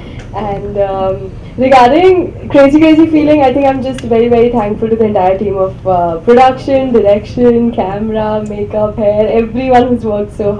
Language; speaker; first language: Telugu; non-native, learner; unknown